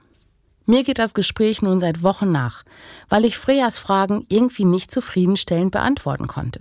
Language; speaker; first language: German; native; German